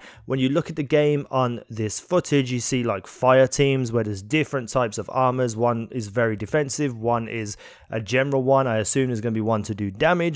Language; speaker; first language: English; native; English